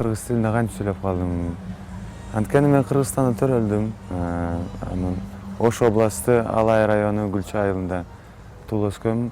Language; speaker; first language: Kyrgyz; non-native, local second language; Russian